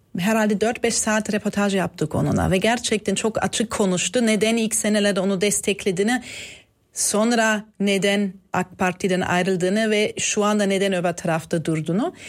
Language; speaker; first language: Turkish; non-native, fluent; German